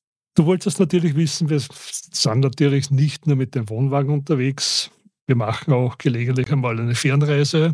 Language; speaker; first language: German; native; German